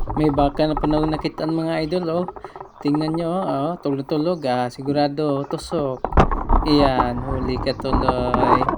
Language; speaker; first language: Filipino; non-native, local second language; Cebuano